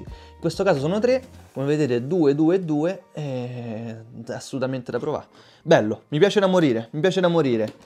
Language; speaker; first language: Italian; native; Italian